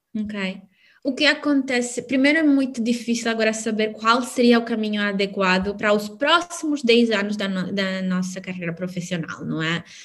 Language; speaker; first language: Portuguese; non-native, fluent; Albanian